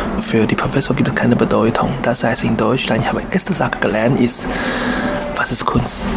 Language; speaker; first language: German; non-native, learner; Chinese